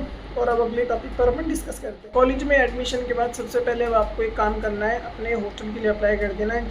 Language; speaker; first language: Hindi; native; Hindi